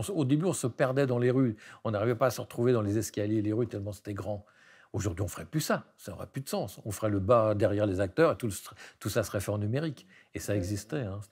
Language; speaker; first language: French; native; French